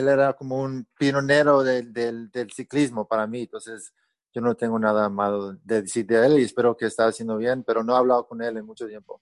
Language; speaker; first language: Spanish; early bilingual, heritage; Spanish